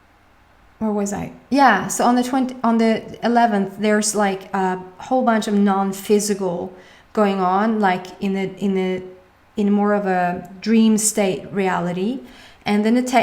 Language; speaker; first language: English; non-native, fluent; Swedish